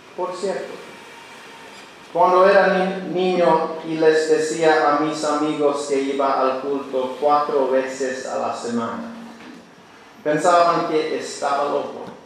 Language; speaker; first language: Spanish; non-native, learner; English